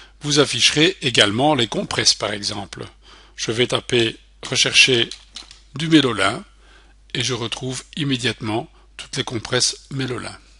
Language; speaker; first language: French; native; French